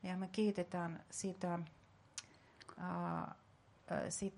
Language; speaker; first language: Finnish; non-native, fluent; Russian